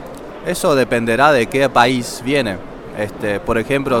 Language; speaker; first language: Spanish; non-native, fluent; Chinese